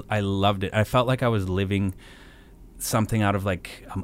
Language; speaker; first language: English; native; English